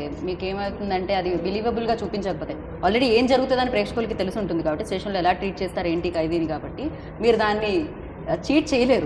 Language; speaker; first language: Telugu; native; Telugu